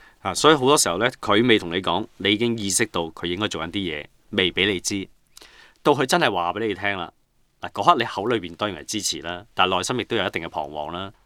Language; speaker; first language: Cantonese; native; Cantonese